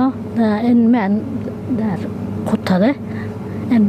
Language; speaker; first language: Swedish; non-native, learner; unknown